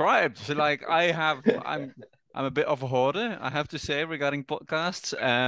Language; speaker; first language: English; non-native, fluent; Dutch